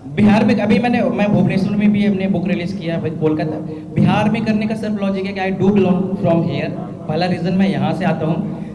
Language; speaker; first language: Hindi; native; Hindi